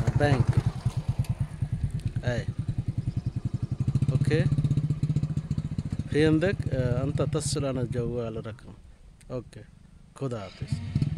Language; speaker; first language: Arabic; non-native, learner; Hindi